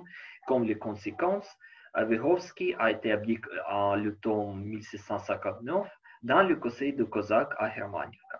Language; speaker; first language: French; non-native, learner; Ukrainian